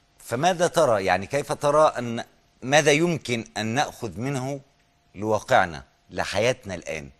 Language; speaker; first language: Arabic; native; Arabic